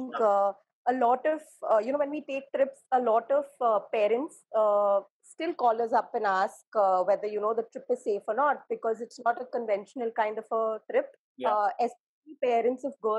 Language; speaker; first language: English; non-native, local second language; Hindi